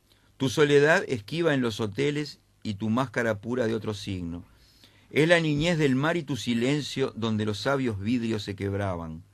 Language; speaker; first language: Spanish; native; Spanish